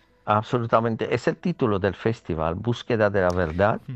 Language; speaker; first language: Spanish; non-native, fluent; Armenian